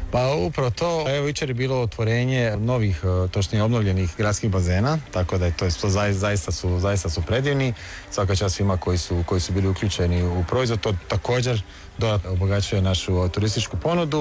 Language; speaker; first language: Serbian; native; Serbian